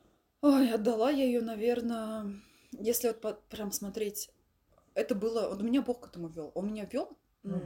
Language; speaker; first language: Russian; native; Russian